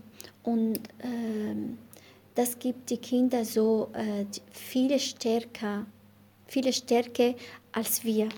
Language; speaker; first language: German; non-native, learner; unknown